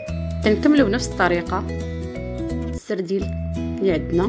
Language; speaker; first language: Arabic; native; Arabic